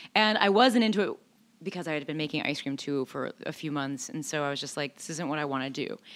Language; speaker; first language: English; native; English